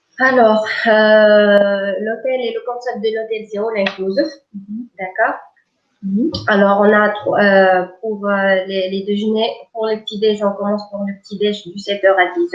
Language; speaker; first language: French; non-native, local second language; Arabic